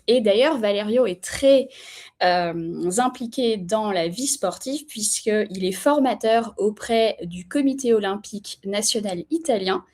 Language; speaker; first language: French; native; French